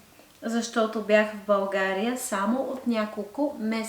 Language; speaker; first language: Bulgarian; non-native, fluent; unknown